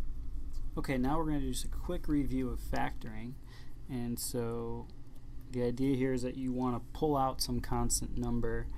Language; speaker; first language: English; native; English